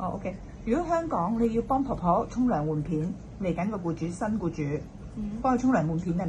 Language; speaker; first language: Cantonese; native; Cantonese